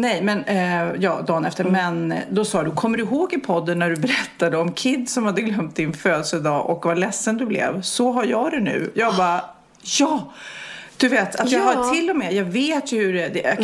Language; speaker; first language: Swedish; native; Swedish